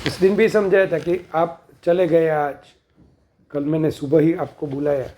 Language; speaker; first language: Hindi; non-native, local second language; Gujarati